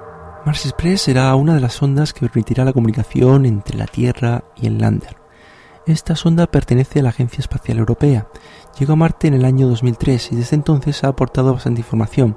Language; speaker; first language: Spanish; native; Spanish